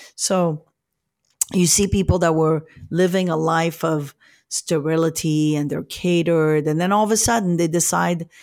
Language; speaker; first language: English; early bilingual, other home language; French